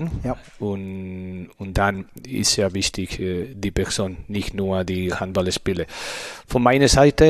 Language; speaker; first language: German; non-native, learner; Spanish